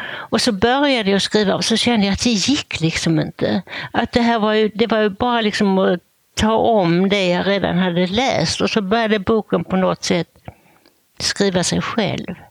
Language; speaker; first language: Swedish; native; Swedish